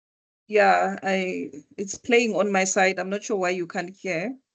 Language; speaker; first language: English; non-native, local second language; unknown